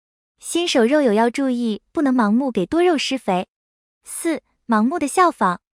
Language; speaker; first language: Chinese; native; Chinese